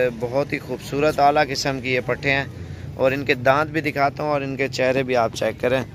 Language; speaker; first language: Urdu; non-native, local second language; Punjabi